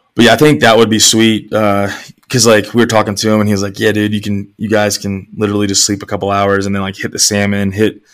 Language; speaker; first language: English; native; English